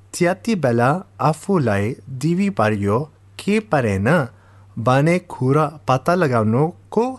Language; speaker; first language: Nepali; non-native, fluent; English